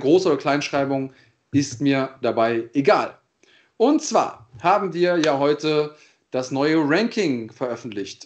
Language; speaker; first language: German; native; German